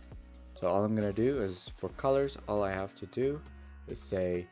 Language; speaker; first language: English; native; English